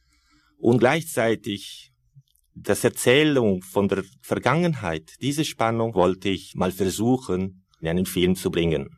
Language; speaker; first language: German; non-native, fluent; Italian